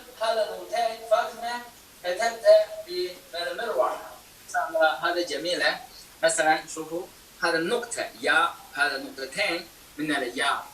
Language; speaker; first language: Arabic; non-native, fluent; Chinese